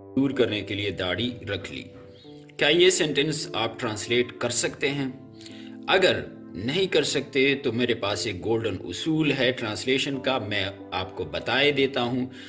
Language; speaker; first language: Urdu; non-native, local second language; Pashto